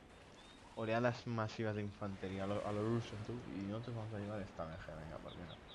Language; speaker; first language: Spanish; native; Spanish